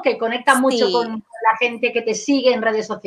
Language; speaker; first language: Spanish; native; Spanish